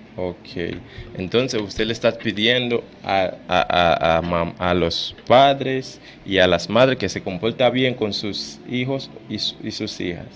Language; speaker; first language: Spanish; non-native, fluent; Haitian Creole